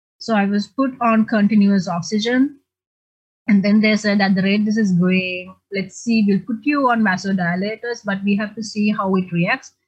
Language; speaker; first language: English; non-native, local second language; Sinhala